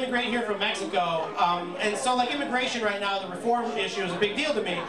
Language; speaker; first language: English; native; English